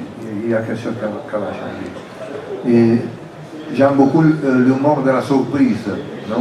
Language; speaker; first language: French; non-native, fluent; Italian